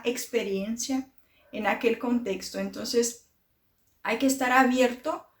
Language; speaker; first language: Spanish; non-native, fluent; Portuguese